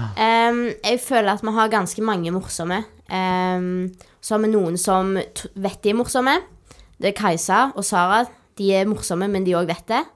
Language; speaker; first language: Norwegian; native; Norwegian